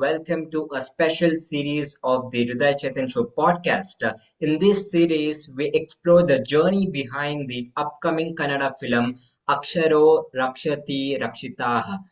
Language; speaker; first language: English; non-native, local second language; Kannada